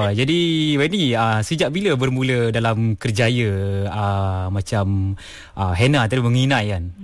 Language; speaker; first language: Malay; non-native, local second language; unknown